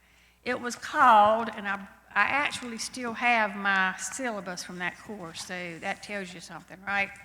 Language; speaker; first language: English; native; English